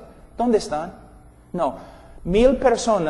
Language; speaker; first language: Spanish; non-native, fluent; English